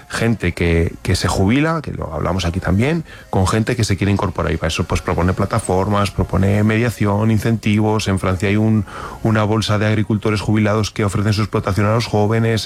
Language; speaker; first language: Spanish; native; Spanish